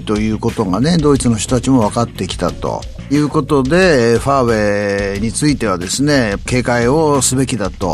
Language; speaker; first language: Japanese; native; Japanese